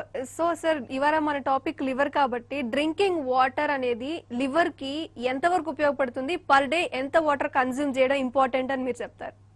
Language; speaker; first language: Telugu; native; Telugu